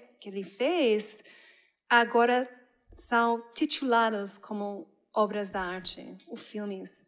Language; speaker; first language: Portuguese; non-native, fluent; English